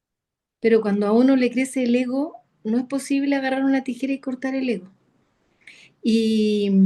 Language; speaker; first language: Spanish; native; Spanish